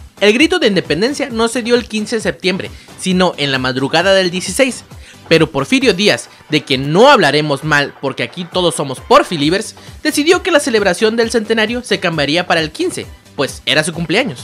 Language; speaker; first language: Spanish; native; Spanish